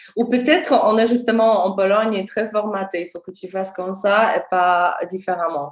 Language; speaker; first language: French; non-native, fluent; Polish